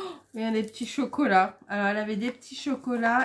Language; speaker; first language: French; native; French